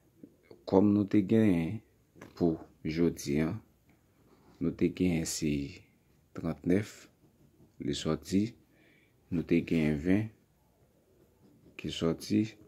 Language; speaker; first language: French; non-native, learner; Haitian Creole